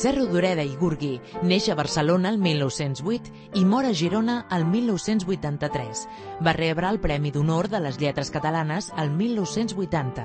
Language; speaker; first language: Catalan; native; Catalan